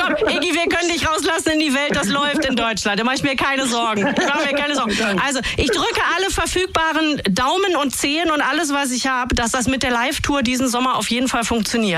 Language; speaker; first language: German; native; German